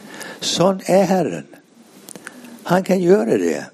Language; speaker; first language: Swedish; non-native, fluent; English